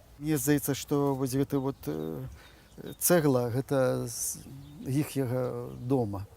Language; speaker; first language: Belarusian; native; Belarusian